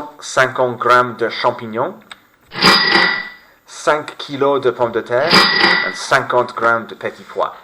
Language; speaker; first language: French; non-native, fluent; English